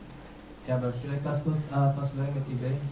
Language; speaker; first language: German; non-native, learner; Indonesian